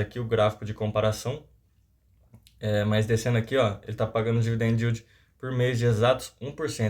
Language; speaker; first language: Portuguese; native; Portuguese